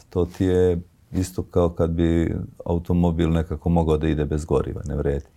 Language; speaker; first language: Serbian; native; Serbian